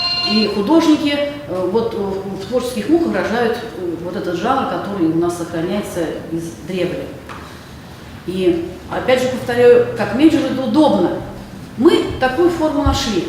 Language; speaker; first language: Russian; native; Russian